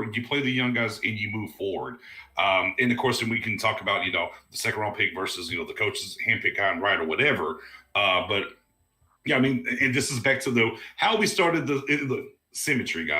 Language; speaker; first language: English; native; English